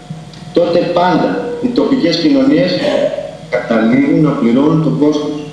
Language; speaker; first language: Greek; native; Greek